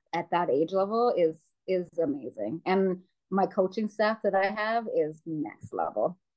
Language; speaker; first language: English; native; English